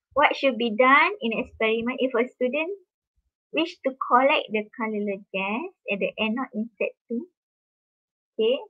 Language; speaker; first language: English; non-native, local second language; Malay